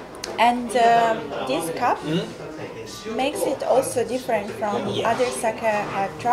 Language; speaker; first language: English; non-native, fluent; Italian